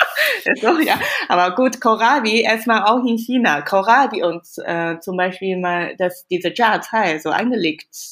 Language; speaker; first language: German; non-native, fluent; Chinese